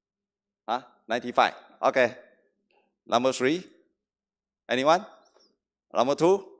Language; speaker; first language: English; non-native, learner; Chinese